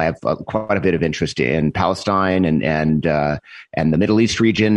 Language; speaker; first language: English; native; English